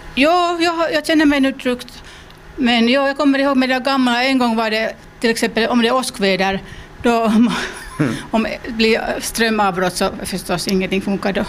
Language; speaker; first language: Swedish; non-native, local second language; Finnish